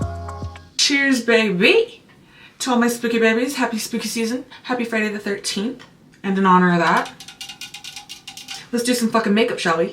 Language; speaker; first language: English; native; English